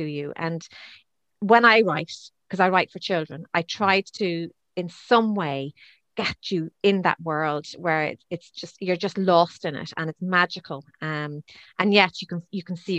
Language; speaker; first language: English; native; English